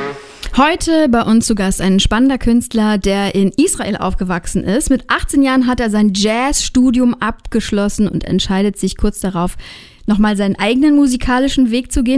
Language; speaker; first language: German; native; German